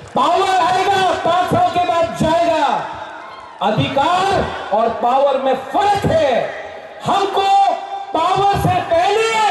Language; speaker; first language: Hindi; non-native, local second language; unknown